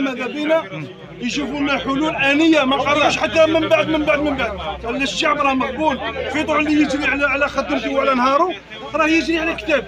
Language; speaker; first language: Arabic; native; Arabic